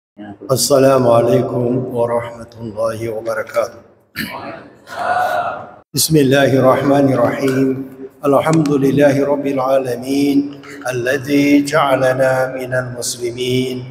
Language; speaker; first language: Arabic; non-native, fluent; Chinese